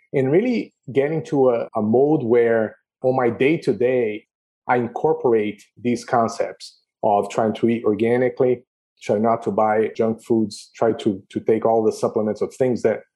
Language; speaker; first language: English; non-native, fluent; Portuguese